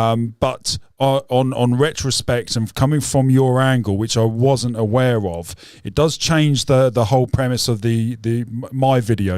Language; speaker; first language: English; native; English